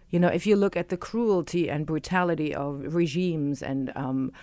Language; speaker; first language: English; non-native, fluent; German